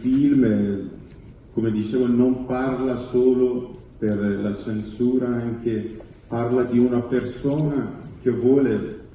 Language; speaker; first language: Italian; non-native, fluent; Persian